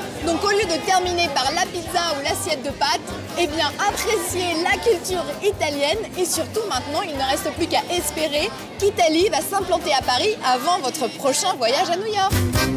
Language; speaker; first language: French; native; French